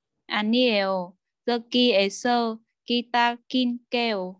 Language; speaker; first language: Korean; non-native, learner; Vietnamese